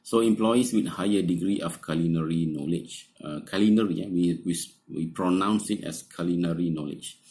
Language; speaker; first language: English; non-native, local second language; Malay